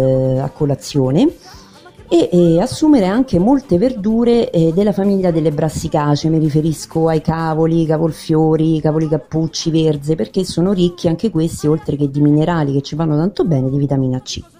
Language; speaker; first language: Italian; native; Italian